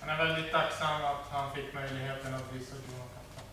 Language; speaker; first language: English; non-native, learner; Russian